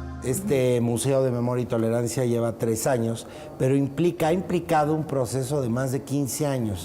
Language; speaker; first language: Spanish; native; Spanish